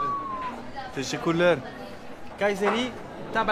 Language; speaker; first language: Turkish; non-native, learner; French